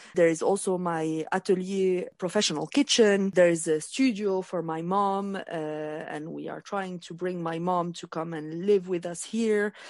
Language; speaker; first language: English; non-native, fluent; Arabic